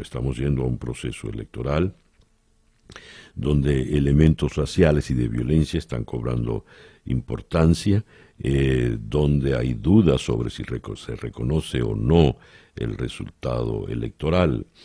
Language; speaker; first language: Spanish; native; Spanish